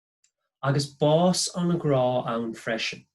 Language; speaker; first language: Irish; non-native, local second language; English